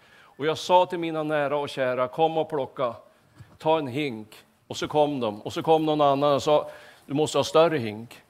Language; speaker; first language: Swedish; native; Swedish